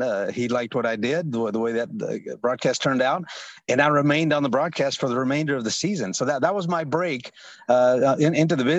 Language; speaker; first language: English; early bilingual, other home language; Spanish